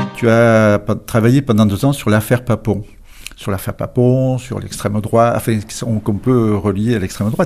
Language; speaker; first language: French; native; French